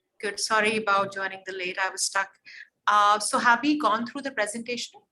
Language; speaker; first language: English; non-native, local second language; Hindi